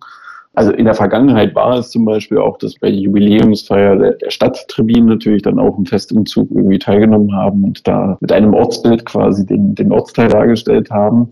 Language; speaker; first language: German; native; German